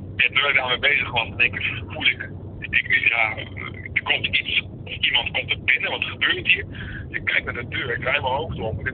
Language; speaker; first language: Dutch; early bilingual, other home language; Indonesian